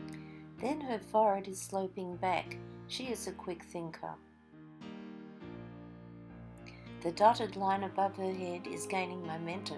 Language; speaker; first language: English; native; English